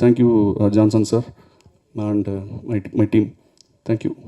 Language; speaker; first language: Tamil; native; Tamil